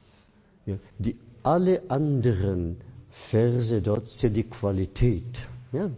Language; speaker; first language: German; non-native, fluent; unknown